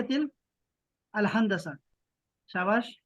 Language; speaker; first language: Arabic; non-native, fluent; Urdu